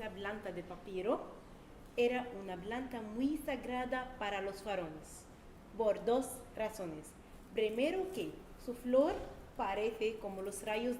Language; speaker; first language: Spanish; non-native, fluent; Arabic